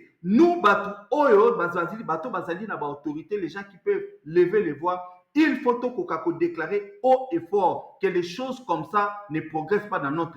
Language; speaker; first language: French; non-native, local second language; Lingala